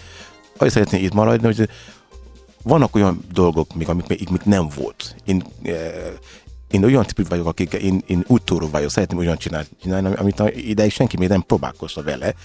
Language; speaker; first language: Hungarian; non-native, learner; Yoruba